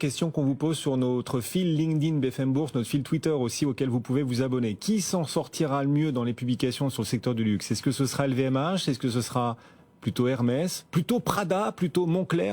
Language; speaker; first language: French; native; French